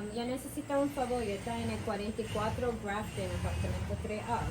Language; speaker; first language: Spanish; non-native, learner; English